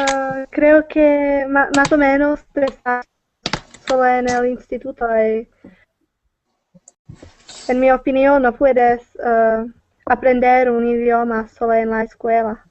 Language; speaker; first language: Spanish; non-native, learner; Czech